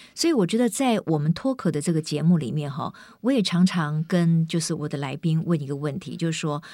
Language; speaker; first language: Chinese; native; Chinese